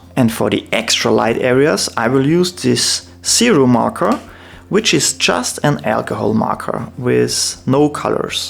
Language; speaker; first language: English; non-native, fluent; German